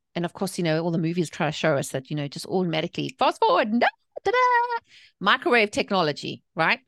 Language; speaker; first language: English; native; English